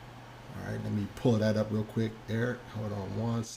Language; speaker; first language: English; native; English